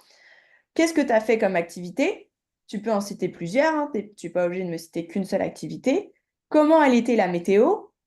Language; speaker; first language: French; native; French